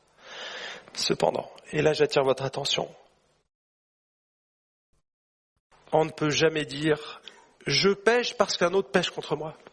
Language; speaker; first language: French; native; French